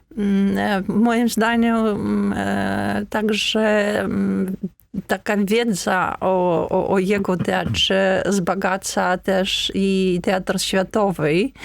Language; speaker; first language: Polish; non-native, fluent; Ukrainian